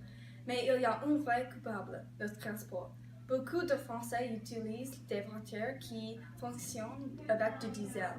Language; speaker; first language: French; non-native, learner; English